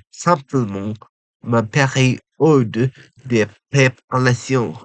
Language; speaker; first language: French; non-native, learner; Japanese